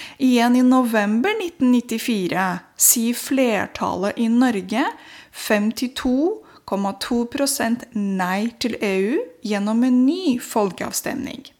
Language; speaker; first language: Norwegian; non-native, fluent; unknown